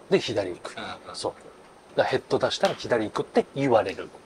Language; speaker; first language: Japanese; native; Japanese